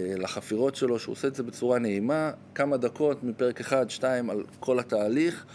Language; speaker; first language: Hebrew; native; Hebrew